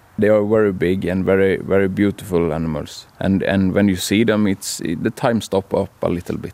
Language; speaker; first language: English; non-native, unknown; Swedish